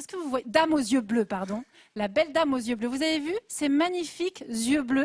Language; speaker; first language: French; native; French